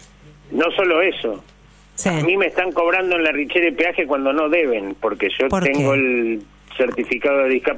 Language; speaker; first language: Spanish; native; Spanish